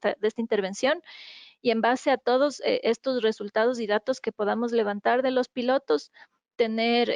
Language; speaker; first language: Spanish; native; Spanish